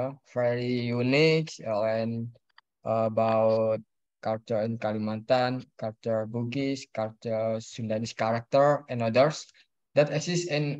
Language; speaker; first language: English; non-native, learner; Indonesian